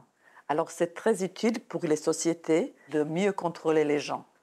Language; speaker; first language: French; non-native, fluent; Serbian